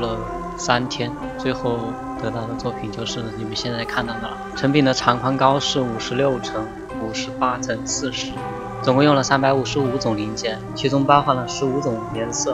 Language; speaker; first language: Chinese; native; Chinese